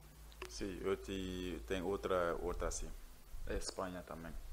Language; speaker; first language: Portuguese; non-native, learner; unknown